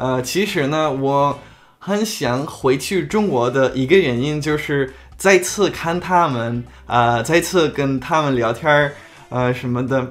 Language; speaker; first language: Chinese; non-native, learner; Czech